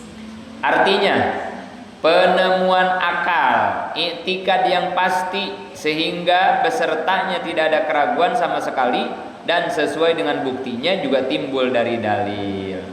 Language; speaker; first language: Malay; non-native, local second language; Sundanese